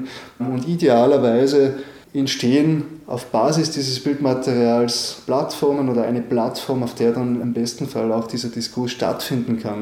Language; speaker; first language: German; native; German